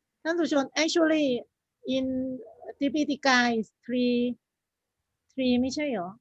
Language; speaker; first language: English; non-native, learner; Thai